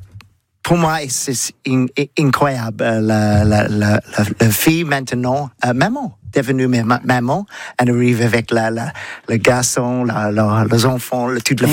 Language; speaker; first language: French; non-native, learner; English